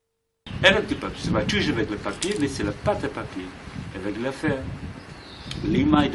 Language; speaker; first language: French; non-native, learner; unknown